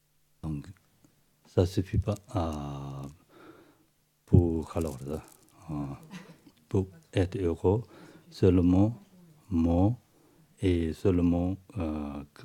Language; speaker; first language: French; non-native, learner; Tibetan